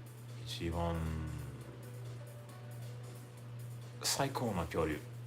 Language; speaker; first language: Japanese; non-native, learner; English